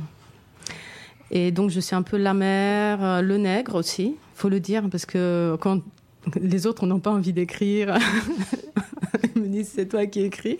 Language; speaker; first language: French; non-native, fluent; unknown